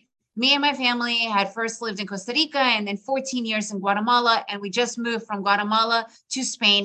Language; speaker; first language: English; early bilingual, other home language; Russian